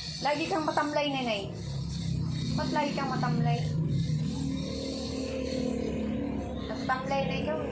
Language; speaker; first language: Filipino; non-native, local second language; Cebuano